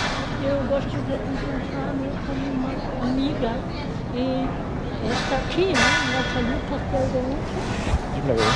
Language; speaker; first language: Portuguese; non-native, learner; German